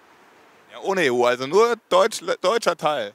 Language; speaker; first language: German; native; German